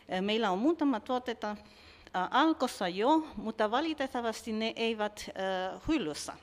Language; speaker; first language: Finnish; non-native, learner; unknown